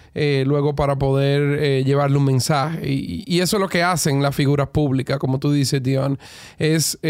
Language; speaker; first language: Spanish; native; Spanish